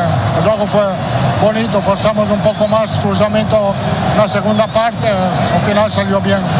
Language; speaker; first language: Portuguese; non-native, learner; Italian